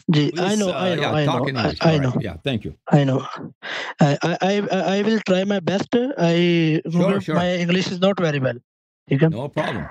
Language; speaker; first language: English; non-native, local second language; Punjabi